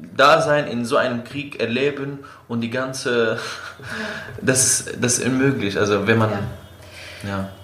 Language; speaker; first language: German; non-native, fluent; Kurdish